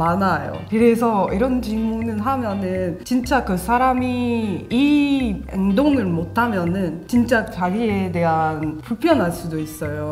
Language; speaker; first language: Korean; non-native, learner; French